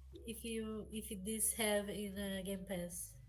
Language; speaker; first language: English; non-native, learner; Portuguese